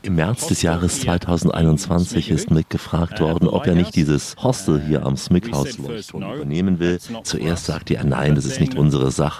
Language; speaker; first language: German; native; German